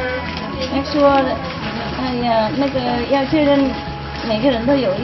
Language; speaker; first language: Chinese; non-native, fluent; Vietnamese